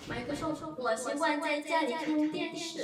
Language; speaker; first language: Chinese; non-native, learner; Indonesian